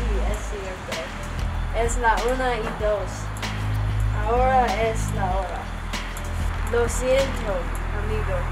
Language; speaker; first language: Spanish; non-native, learner; English